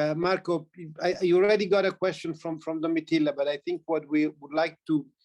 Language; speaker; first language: English; non-native, fluent; Italian